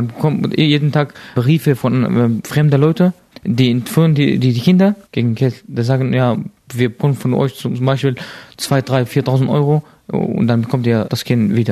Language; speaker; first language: German; non-native, learner; Arabic